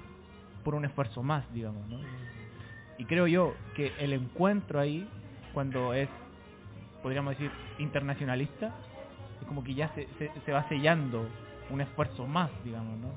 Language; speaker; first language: Spanish; native; Spanish